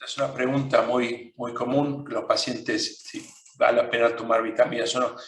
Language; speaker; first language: Spanish; non-native, fluent; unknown